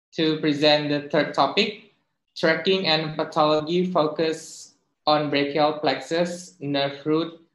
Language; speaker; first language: English; non-native, fluent; Indonesian